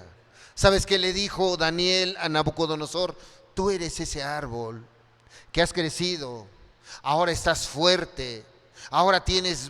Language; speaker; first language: Spanish; native; Spanish